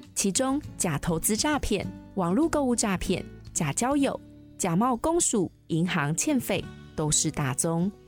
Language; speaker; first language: Chinese; native; Chinese